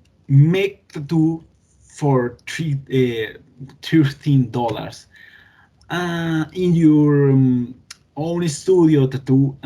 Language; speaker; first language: English; non-native, learner; Spanish